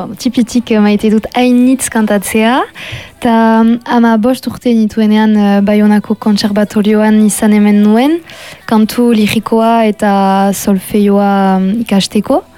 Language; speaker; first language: Basque; non-native, local second language; French